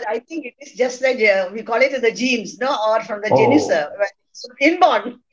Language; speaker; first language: English; non-native, local second language; Malayalam